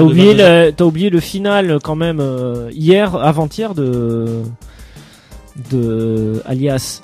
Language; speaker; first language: French; native; French